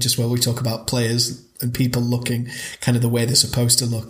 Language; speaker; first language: English; native; English